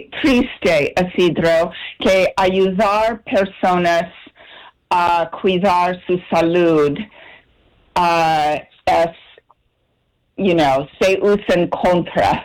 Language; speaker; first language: Spanish; non-native, learner; English